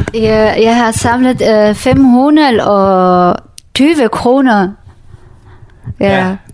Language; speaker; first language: Danish; non-native, learner; Kurdish